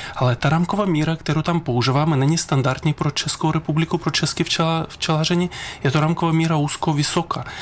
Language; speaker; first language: Czech; non-native, fluent; Ukrainian